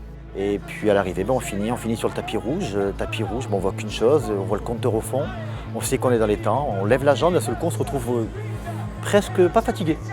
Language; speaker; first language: French; native; French